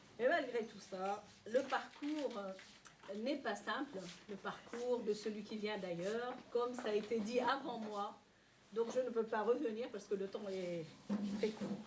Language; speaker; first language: French; non-native, local second language; Arabic